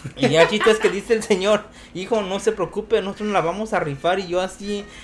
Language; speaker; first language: Spanish; native; Spanish